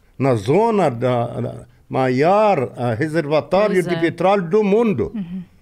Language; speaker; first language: Portuguese; non-native, fluent; Arabic